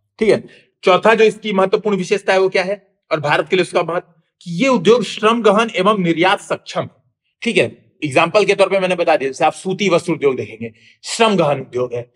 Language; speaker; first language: Hindi; native; Hindi